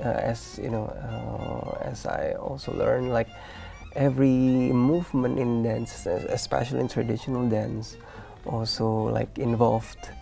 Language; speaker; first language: English; non-native, fluent; Indonesian